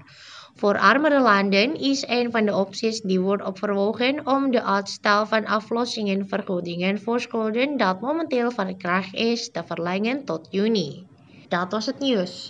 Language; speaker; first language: Dutch; non-native, fluent; Indonesian